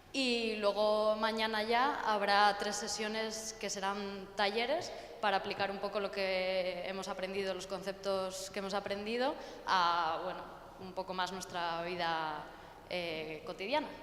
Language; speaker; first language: Spanish; native; Spanish